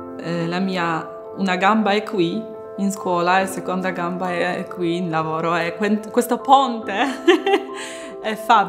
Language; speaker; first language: Italian; non-native, learner; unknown